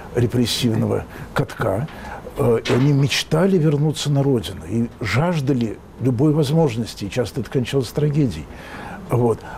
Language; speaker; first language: Russian; native; Russian